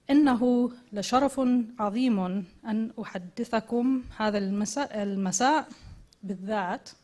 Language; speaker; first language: Arabic; non-native, fluent; English